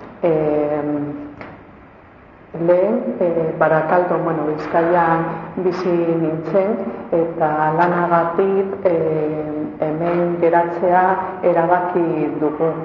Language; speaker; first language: Basque; non-native, local second language; Spanish